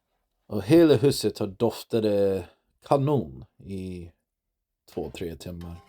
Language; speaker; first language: Swedish; non-native, learner; English